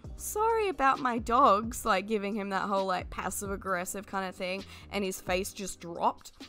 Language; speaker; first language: English; native; English